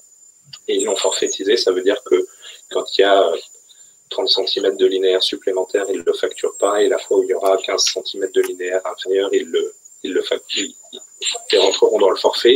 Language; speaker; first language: French; native; French